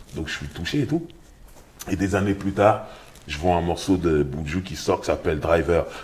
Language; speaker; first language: French; native; French